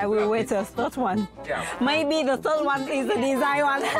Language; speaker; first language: English; non-native, learner; Chinese